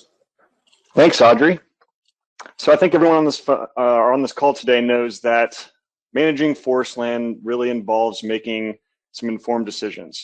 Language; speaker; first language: English; native; English